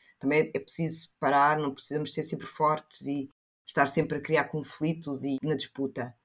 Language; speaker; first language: Portuguese; early bilingual, other home language; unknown